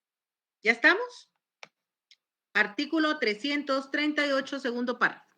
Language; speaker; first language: Spanish; native; Spanish